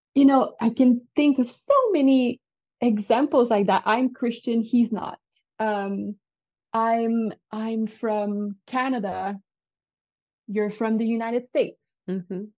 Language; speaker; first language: English; non-native, fluent; French